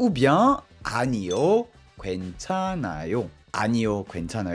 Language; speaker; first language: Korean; non-native, fluent; French